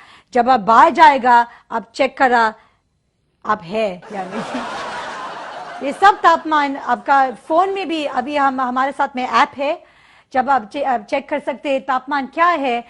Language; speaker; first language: Hindi; non-native, learner; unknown